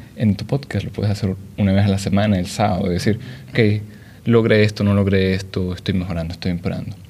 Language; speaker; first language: Spanish; native; Spanish